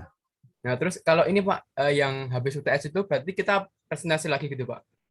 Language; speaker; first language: Indonesian; native; Indonesian